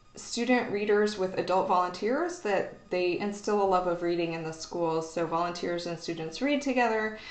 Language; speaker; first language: English; native; English